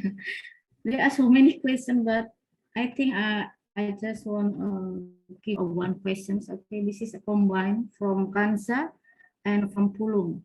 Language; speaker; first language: English; non-native, fluent; Indonesian